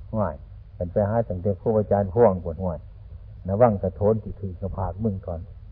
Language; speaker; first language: Thai; non-native, local second language; Northeastern Thai